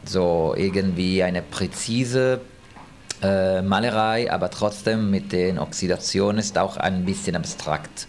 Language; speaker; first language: German; non-native, fluent; Italian